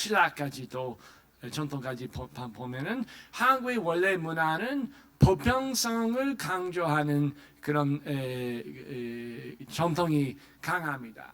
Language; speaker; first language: Korean; non-native, fluent; English